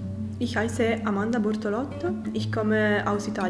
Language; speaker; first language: German; non-native, fluent; Italian